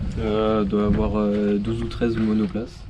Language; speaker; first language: French; native; French